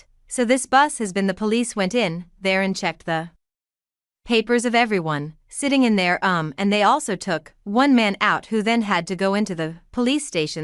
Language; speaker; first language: English; non-native, fluent; German